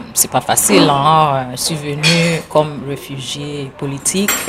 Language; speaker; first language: French; non-native, fluent; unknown